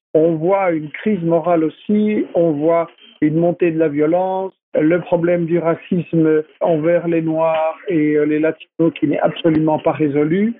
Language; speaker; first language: French; native; French